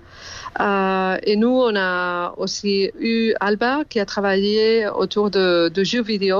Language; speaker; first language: French; non-native, fluent; Spanish